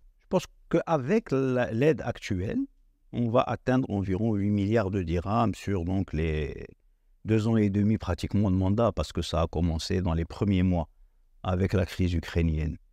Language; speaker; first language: French; non-native, local second language; Arabic